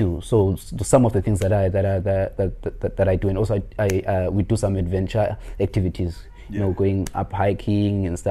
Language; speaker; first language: English; non-native, local second language; Xhosa